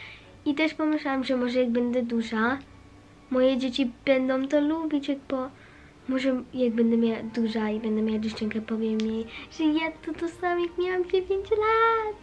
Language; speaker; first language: Polish; early bilingual, heritage; Polish